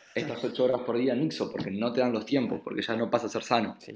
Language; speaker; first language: Spanish; native; Spanish